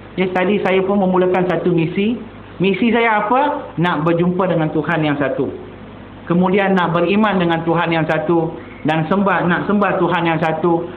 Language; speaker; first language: Malay; non-native, local second language; Tamil